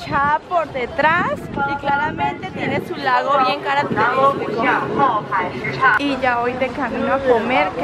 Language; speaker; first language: Spanish; native; Spanish